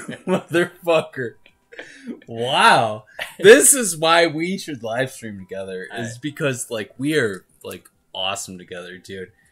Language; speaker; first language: English; native; English